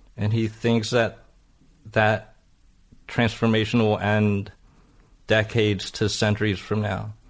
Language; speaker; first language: English; native; English